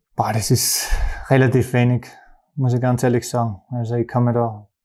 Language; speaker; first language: German; native; German